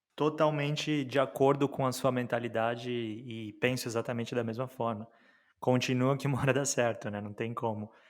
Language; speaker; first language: Portuguese; native; Portuguese